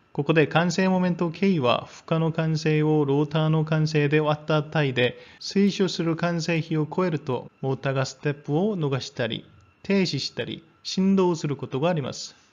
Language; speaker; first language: Japanese; non-native, fluent; Korean